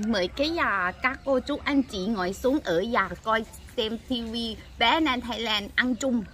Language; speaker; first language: Vietnamese; non-native, learner; Thai